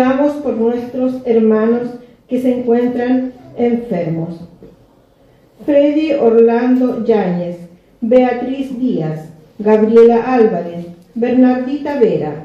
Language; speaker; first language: Spanish; native; Spanish